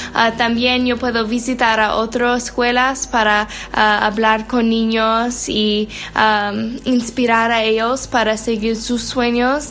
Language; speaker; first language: Spanish; non-native, learner; English